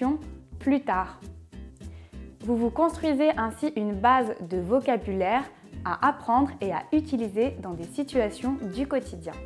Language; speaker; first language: French; native; French